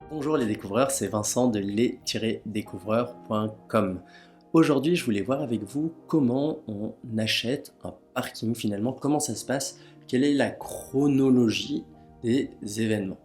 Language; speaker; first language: French; native; French